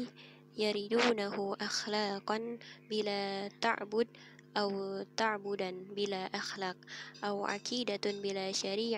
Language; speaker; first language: Arabic; non-native, learner; Indonesian